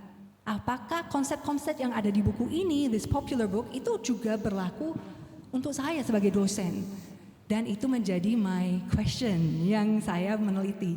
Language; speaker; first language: Indonesian; non-native, fluent; English